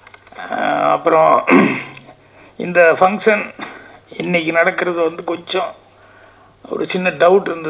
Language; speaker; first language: Tamil; native; Tamil